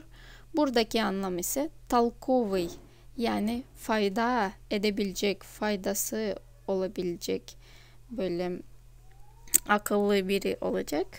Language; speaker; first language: Turkish; non-native, fluent; Russian